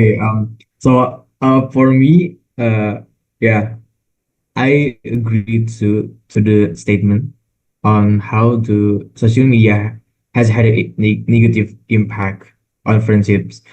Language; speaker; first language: English; non-native, learner; Indonesian